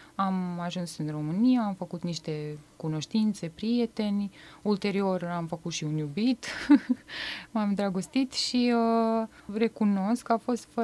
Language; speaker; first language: Romanian; non-native, fluent; Bosnian